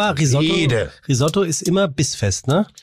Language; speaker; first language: German; native; German